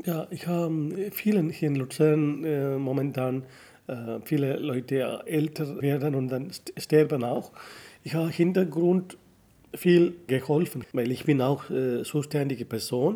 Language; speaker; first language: German; non-native, learner; Tamil